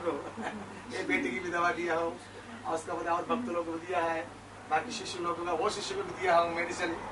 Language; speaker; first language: Hindi; non-native, local second language; Telugu